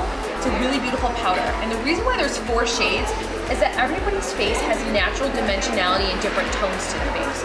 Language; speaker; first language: English; native; English